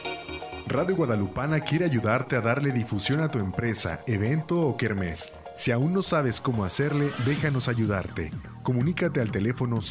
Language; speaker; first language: Spanish; native; Spanish